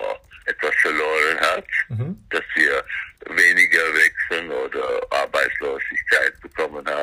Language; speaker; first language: German; non-native, fluent; Swedish